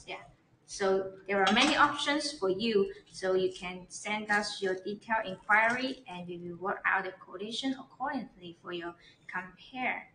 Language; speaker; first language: English; non-native, learner; Chinese